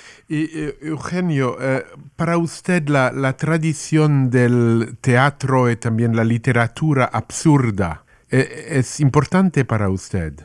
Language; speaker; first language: Spanish; non-native, learner; English